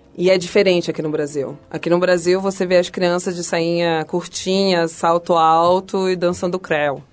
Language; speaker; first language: Portuguese; early bilingual, other home language; Spanish